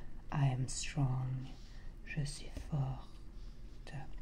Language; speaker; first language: French; native; French